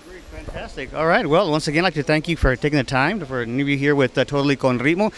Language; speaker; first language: English; early bilingual, other home language; Spanish